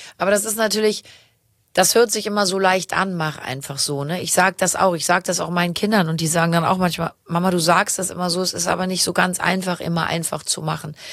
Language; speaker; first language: German; native; German